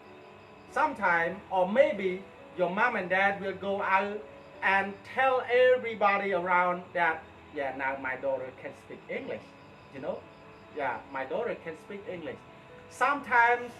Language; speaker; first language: English; non-native, fluent; Khmer